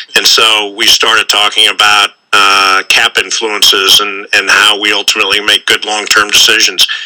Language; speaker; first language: English; native; English